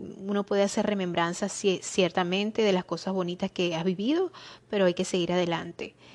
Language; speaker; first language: Spanish; native; Spanish